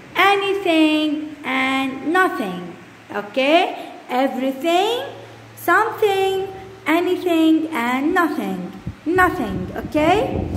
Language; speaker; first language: English; non-native, fluent; Arabic